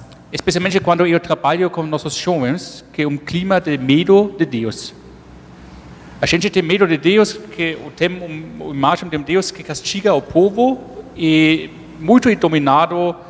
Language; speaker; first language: Portuguese; non-native, fluent; German